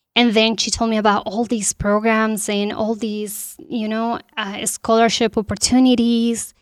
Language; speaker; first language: English; non-native, fluent; Spanish